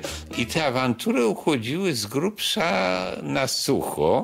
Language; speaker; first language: Polish; native; Polish